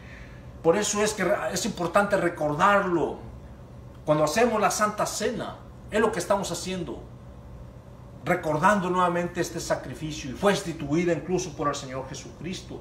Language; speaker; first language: Spanish; native; Spanish